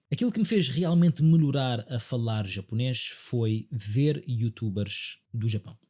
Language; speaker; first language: Portuguese; native; Portuguese